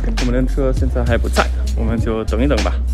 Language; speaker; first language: Chinese; non-native, fluent; German